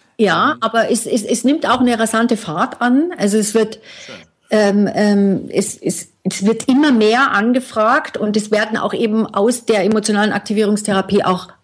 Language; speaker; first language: German; native; German